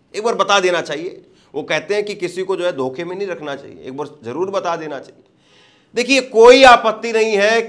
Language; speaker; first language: Hindi; native; Hindi